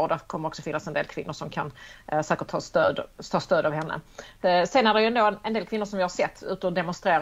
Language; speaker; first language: Swedish; native; Swedish